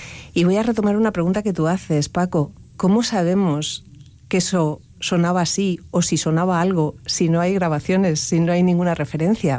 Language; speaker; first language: Spanish; native; Spanish